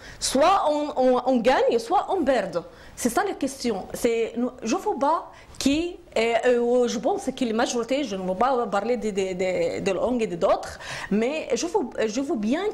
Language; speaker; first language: French; non-native, learner; Arabic